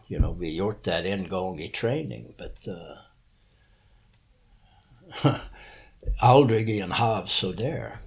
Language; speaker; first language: Swedish; early bilingual, heritage; English